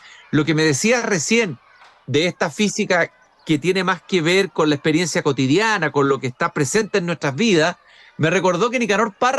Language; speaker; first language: Spanish; native; Spanish